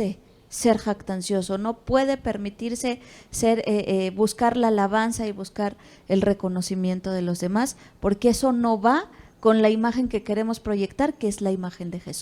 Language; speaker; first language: Spanish; native; Spanish